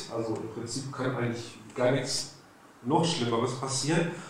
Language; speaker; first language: German; native; German